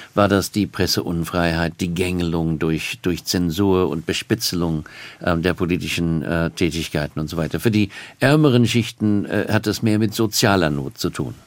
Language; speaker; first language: German; non-native, fluent; English